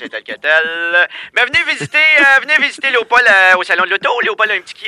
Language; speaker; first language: French; native; French